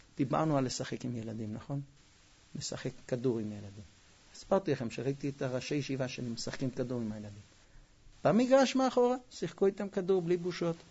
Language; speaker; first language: Hebrew; non-native, fluent; English